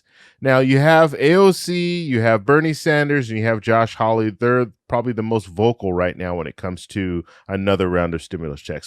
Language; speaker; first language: English; native; English